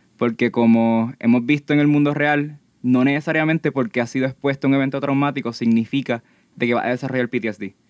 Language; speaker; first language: Spanish; native; Spanish